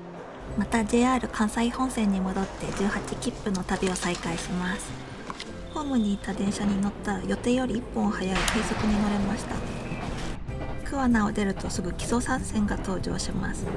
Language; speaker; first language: Japanese; native; Japanese